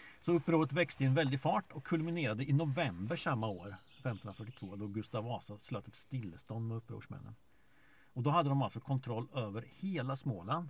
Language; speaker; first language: Swedish; native; Swedish